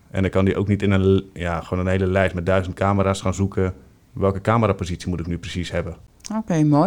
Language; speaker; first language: Dutch; native; Dutch